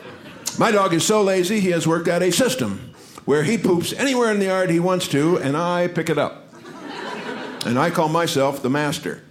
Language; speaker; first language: English; native; English